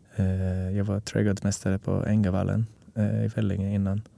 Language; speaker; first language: Swedish; non-native, fluent; English